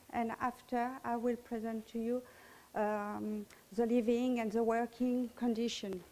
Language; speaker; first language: English; non-native, learner; French